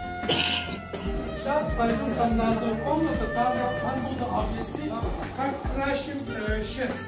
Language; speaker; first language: Russian; non-native, learner; Turkish